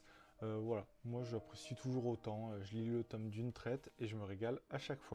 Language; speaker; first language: French; native; French